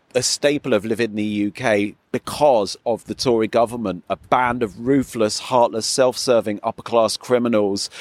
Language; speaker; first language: English; native; English